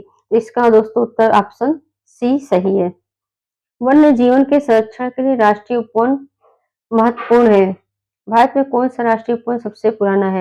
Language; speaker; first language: Hindi; native; Hindi